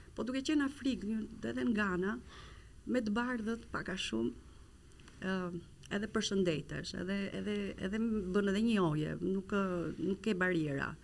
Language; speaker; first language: Albanian; native; Albanian